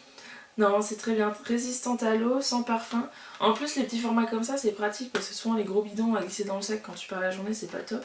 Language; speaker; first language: French; native; French